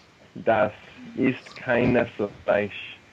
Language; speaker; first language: German; non-native, learner; English